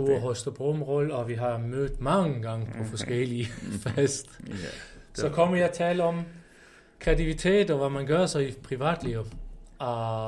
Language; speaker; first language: Danish; non-native, fluent; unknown